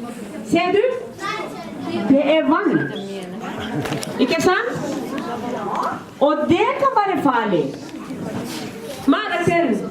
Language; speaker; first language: Swedish; non-native, fluent; Somali